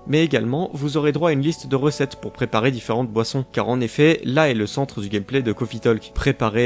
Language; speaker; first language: French; native; French